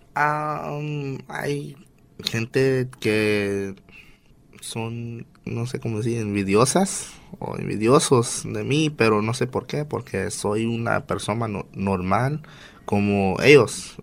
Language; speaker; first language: Spanish; non-native, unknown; English